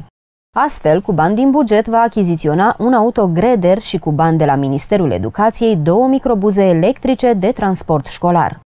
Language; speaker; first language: Romanian; native; Romanian